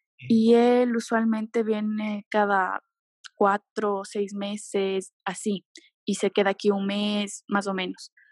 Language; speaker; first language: Spanish; native; Spanish